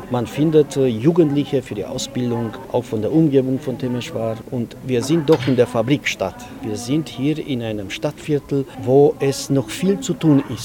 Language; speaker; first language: German; non-native, fluent; Romanian